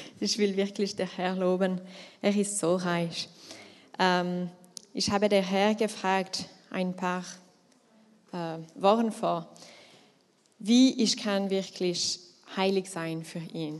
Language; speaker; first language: German; non-native, learner; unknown